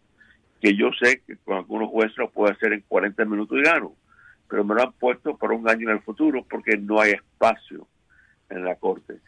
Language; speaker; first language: Spanish; native; Spanish